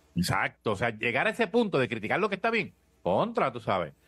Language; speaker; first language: Spanish; native; Spanish